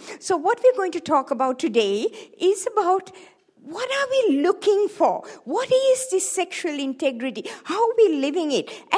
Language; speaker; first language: English; non-native, local second language; Tamil